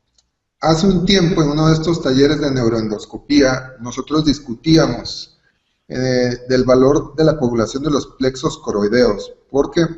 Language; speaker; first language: Spanish; native; Spanish